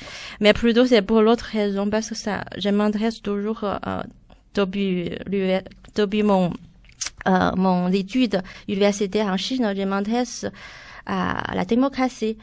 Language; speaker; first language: French; non-native, fluent; Chinese